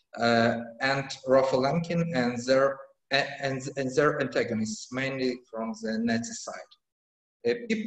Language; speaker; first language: English; non-native, fluent; Ukrainian